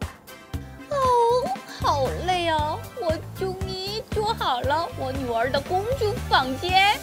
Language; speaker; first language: Chinese; non-native, fluent; Korean